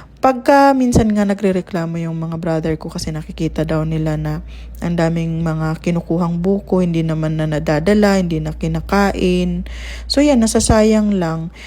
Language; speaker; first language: Filipino; non-native, local second language; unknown